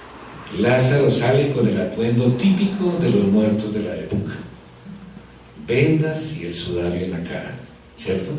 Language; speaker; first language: Spanish; native; Spanish